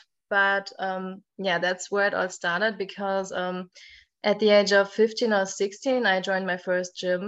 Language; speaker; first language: English; non-native, fluent; German